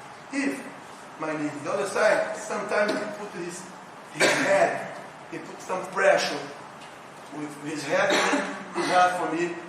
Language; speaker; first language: English; non-native, learner; Portuguese